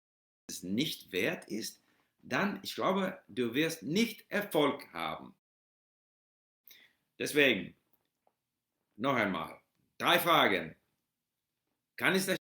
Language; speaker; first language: German; non-native, learner; English